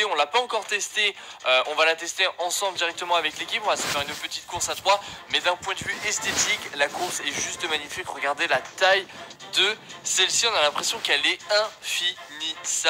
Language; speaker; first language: French; native; French